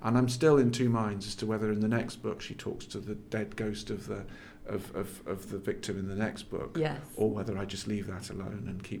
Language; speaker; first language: English; native; English